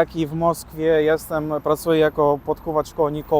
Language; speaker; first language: Polish; early bilingual, other home language; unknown